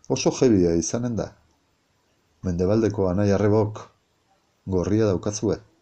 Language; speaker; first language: Basque; native; Basque